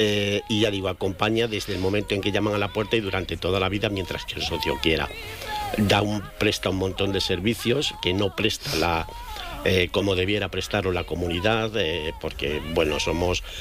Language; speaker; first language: Spanish; native; Spanish